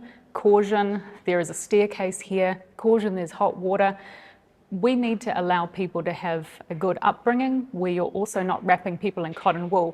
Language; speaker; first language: English; native; English